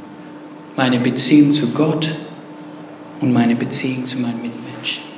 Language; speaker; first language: German; non-native, fluent; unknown